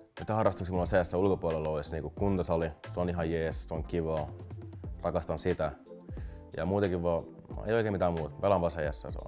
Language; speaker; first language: Finnish; early bilingual, other home language; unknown